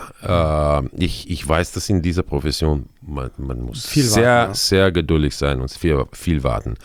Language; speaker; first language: German; non-native, fluent; Croatian